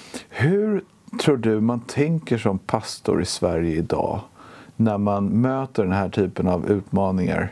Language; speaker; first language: Swedish; native; Swedish